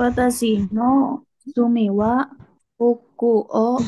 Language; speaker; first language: Japanese; non-native, learner; Indonesian